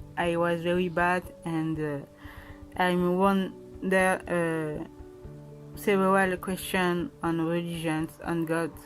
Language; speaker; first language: English; non-native, learner; French